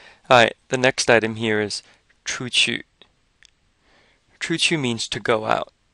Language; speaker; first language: English; native; English